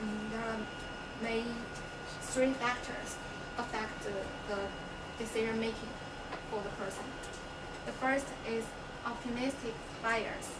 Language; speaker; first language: English; non-native, fluent; Chinese